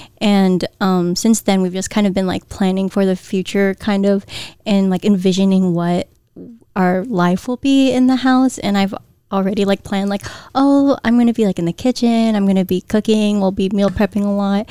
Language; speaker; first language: English; early bilingual, other home language; Filipino